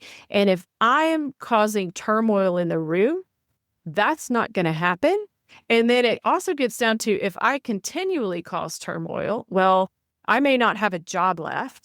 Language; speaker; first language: English; native; English